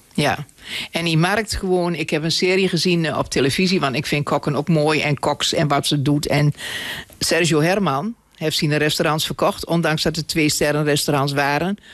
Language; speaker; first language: Dutch; native; Dutch